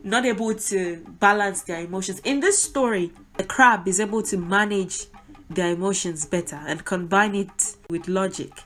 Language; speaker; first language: English; non-native, local second language; Yoruba